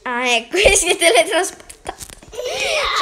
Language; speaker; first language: Italian; native; Italian